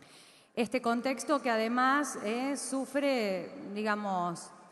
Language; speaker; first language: Spanish; native; Spanish